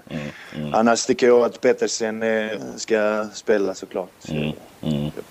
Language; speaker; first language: Swedish; non-native, fluent; Serbian